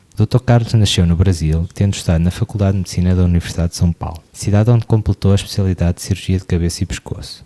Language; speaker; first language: Portuguese; native; Portuguese